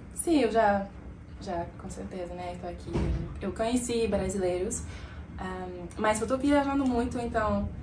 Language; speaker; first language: Portuguese; non-native, fluent; French